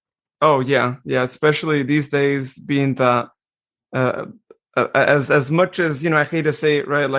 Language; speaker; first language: English; native; English